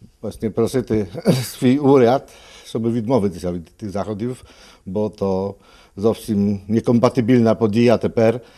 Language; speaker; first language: Polish; non-native, learner; Ukrainian